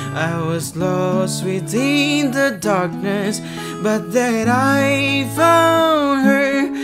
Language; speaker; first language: English; non-native, learner; Indonesian